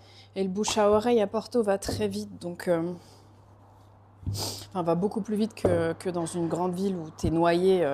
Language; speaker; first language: French; native; French